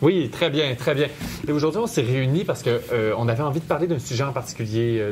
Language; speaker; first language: French; native; French